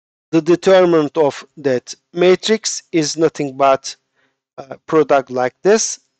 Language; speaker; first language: English; non-native, fluent; Turkish